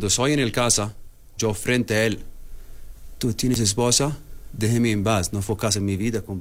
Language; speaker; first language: Spanish; non-native, learner; Arabic